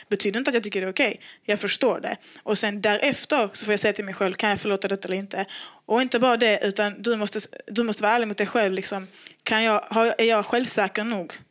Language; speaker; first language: Swedish; native; Swedish